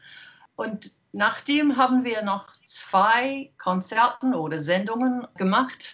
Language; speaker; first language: German; non-native, learner; English